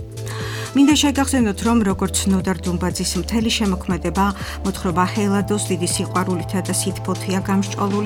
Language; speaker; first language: Georgian; native; Georgian